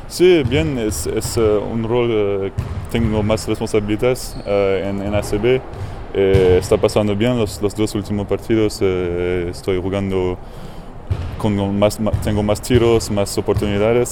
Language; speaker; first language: Spanish; non-native, fluent; French